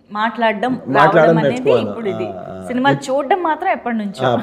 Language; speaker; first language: Telugu; native; Telugu